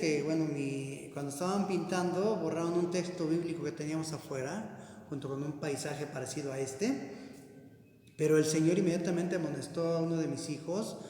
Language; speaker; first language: Spanish; native; Spanish